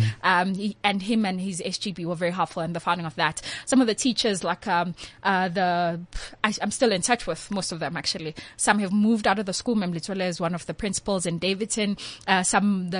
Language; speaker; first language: English; non-native, local second language; Swati